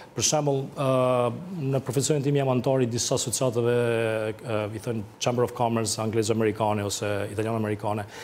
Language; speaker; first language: Albanian; early bilingual, heritage; Albanian